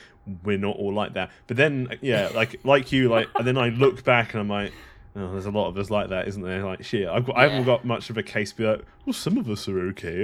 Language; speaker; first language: English; native; English